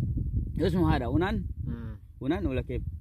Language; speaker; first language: Arabic; non-native, learner; Indonesian